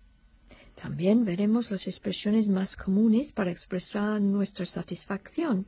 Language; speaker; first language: Spanish; non-native, fluent; English